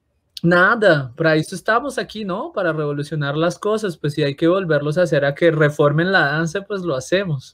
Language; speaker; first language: Portuguese; non-native, fluent; Spanish